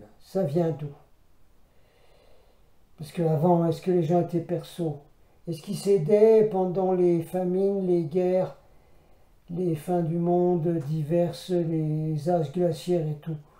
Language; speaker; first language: French; native; French